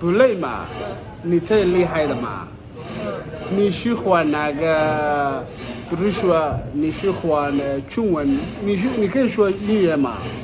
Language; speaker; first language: Chinese; non-native, learner; Somali